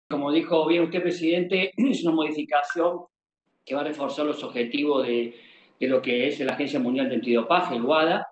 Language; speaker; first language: Spanish; native; Spanish